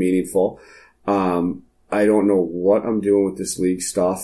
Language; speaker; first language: English; native; English